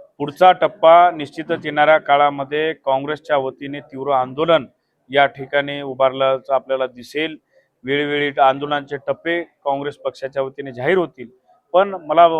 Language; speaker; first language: Marathi; native; Marathi